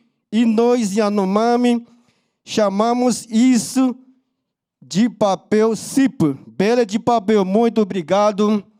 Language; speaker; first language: Portuguese; non-native, local second language; Yanomámi